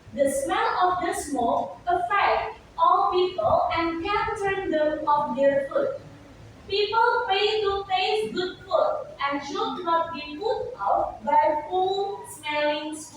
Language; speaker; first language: English; non-native, learner; Indonesian